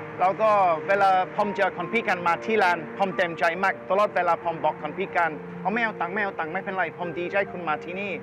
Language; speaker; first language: Thai; non-native, learner; English